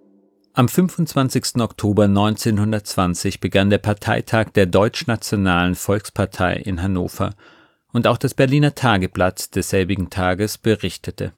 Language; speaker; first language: German; native; German